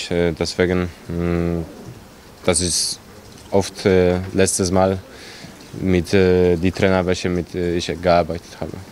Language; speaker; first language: German; non-native, fluent; Polish